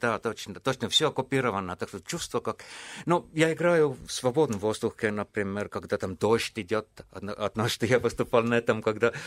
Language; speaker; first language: Russian; non-native, fluent; Estonian